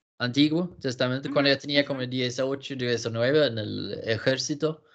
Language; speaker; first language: Spanish; non-native, learner; Swedish